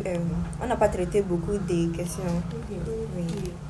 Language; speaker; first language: French; non-native, learner; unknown